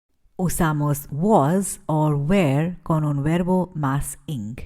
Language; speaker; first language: Spanish; non-native, fluent; English